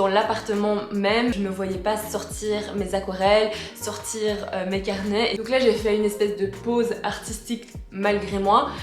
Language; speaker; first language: French; native; French